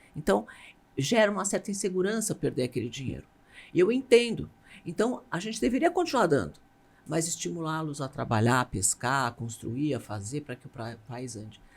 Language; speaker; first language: Portuguese; native; Portuguese